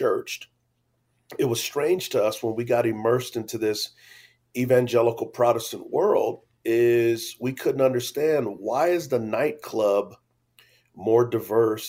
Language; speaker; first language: English; native; English